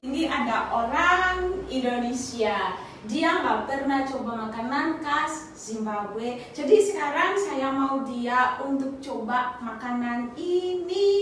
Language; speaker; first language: Indonesian; non-native, fluent; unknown